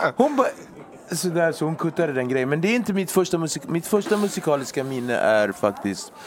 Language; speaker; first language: Swedish; native; Swedish